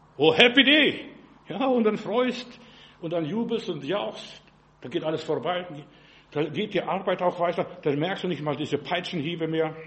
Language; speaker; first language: German; non-native, fluent; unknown